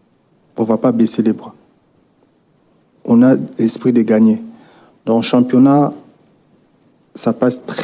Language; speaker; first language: French; non-native, local second language; Lingala